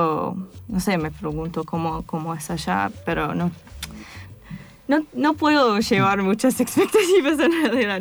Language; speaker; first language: Spanish; non-native, fluent; English